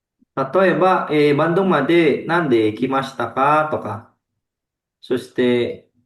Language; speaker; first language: Japanese; non-native, fluent; Indonesian